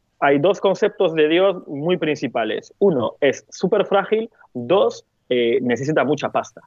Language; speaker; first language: Spanish; non-native, fluent; Turkish